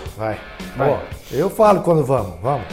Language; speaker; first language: Portuguese; native; Portuguese